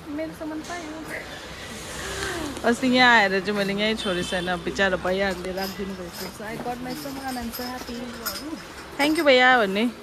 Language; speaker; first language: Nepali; non-native, local second language; Tibetan